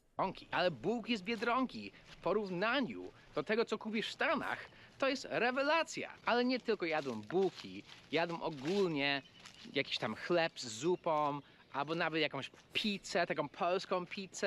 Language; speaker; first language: Polish; non-native, fluent; English